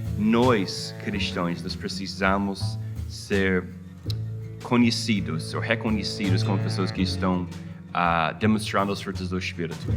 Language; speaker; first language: Portuguese; non-native, fluent; English